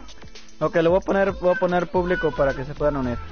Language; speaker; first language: Spanish; native; Spanish